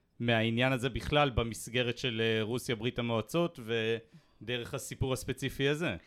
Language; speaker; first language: Hebrew; native; Hebrew